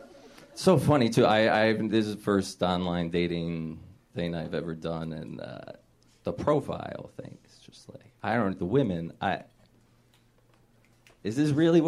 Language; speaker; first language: English; native; English